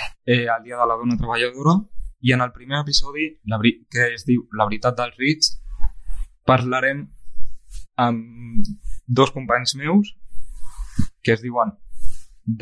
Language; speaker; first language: Catalan; native; Catalan